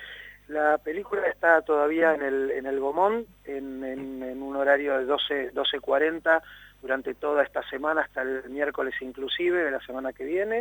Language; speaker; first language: Spanish; native; Spanish